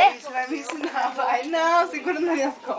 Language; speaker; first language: Portuguese; native; Portuguese